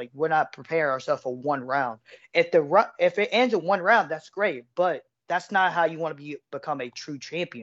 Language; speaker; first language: English; native; English